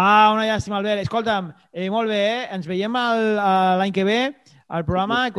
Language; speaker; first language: Catalan; native; Catalan